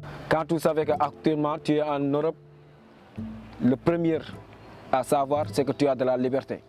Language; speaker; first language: French; non-native, local second language; Wolof